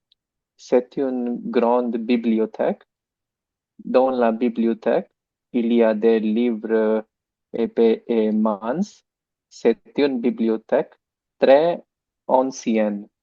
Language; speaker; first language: French; non-native, learner; Hindi